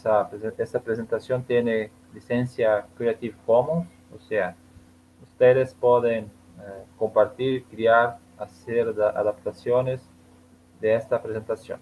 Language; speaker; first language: Spanish; non-native, learner; Portuguese